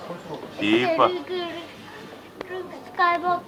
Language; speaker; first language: Spanish; early bilingual, heritage; Spanish